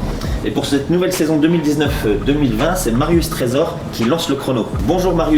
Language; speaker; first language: French; native; French